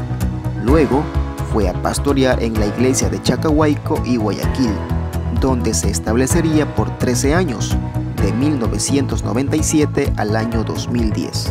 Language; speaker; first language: Spanish; native; Spanish